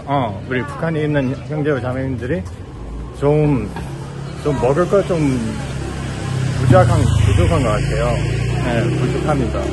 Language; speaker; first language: Korean; non-native, fluent; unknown